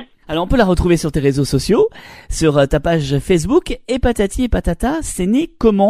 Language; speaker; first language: French; native; French